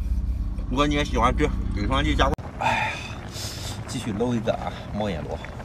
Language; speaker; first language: Chinese; native; Chinese